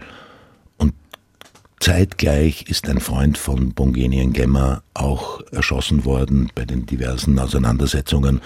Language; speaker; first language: German; non-native, local second language; Croatian